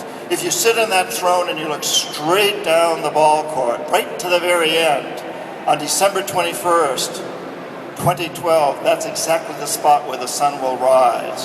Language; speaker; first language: English; native; English